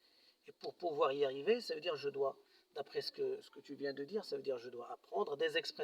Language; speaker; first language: French; non-native, local second language; Arabic